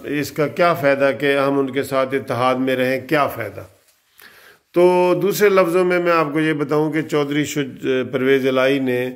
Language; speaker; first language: Urdu; native; Urdu